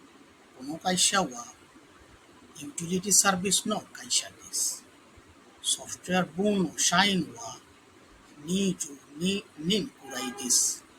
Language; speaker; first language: Japanese; non-native, learner; Bangla